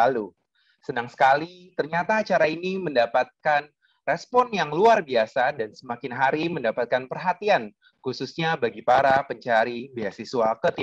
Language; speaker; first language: Indonesian; native; Indonesian